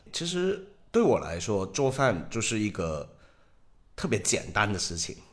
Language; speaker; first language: Chinese; non-native, local second language; Cantonese